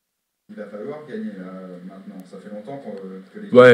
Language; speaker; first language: French; native; French